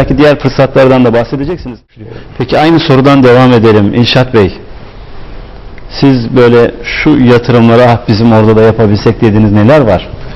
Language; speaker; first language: Turkish; native; Turkish